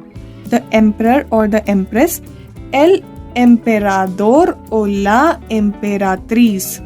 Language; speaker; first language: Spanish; non-native, learner; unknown